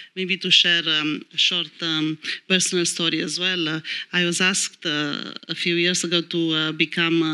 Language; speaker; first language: English; non-native, fluent; Romanian